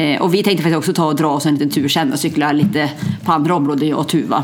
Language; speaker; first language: Swedish; native; Swedish